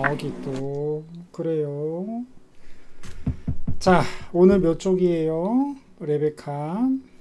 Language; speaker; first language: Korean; native; Korean